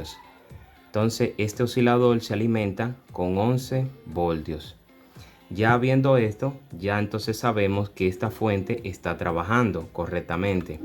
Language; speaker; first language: Spanish; native; Spanish